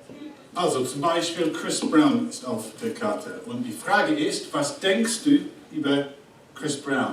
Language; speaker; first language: German; non-native, fluent; English